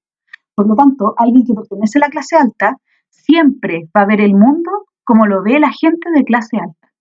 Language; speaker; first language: Spanish; native; Spanish